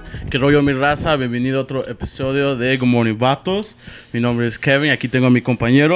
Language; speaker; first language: Spanish; early bilingual, heritage; Spanish